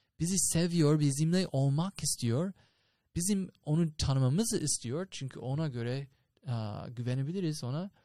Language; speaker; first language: Turkish; non-native, fluent; English